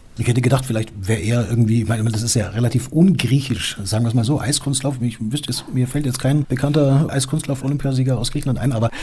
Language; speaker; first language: German; native; German